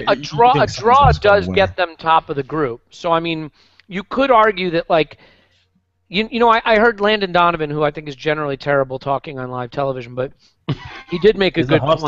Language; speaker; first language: English; native; English